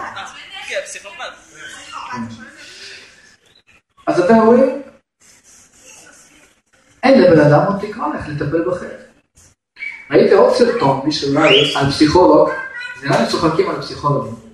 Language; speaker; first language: Hebrew; non-native, fluent; Russian